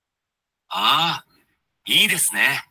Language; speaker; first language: Japanese; non-native, learner; Bangla